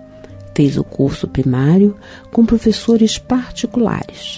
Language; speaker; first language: Portuguese; native; Portuguese